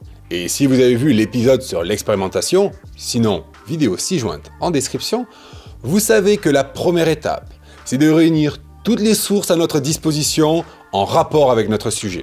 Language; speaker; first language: French; native; French